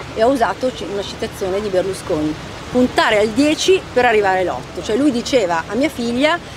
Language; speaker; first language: Italian; native; Italian